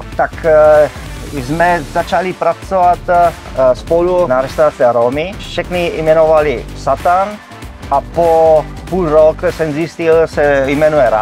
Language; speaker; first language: Czech; non-native, fluent; Italian